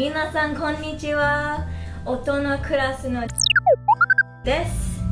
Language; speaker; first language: Japanese; non-native, learner; English